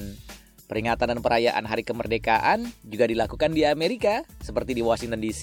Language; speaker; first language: Indonesian; native; Indonesian